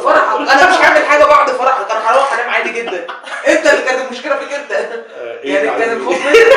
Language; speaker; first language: Arabic; native; Arabic